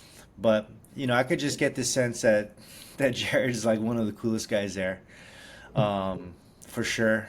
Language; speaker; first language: English; native; English